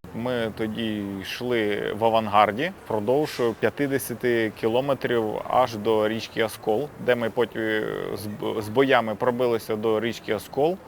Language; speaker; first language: Ukrainian; native; Ukrainian